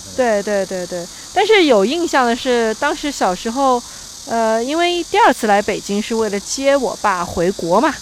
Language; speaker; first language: Chinese; native; Chinese